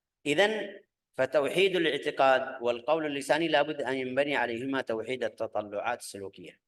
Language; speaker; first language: Arabic; native; Arabic